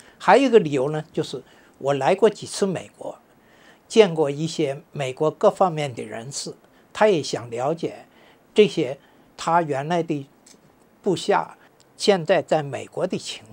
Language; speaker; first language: Chinese; native; Chinese